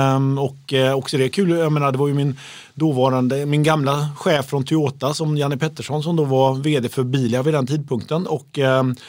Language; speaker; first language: Swedish; native; Swedish